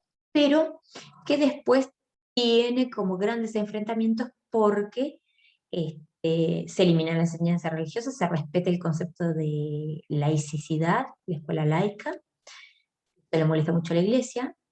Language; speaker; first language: Spanish; native; Spanish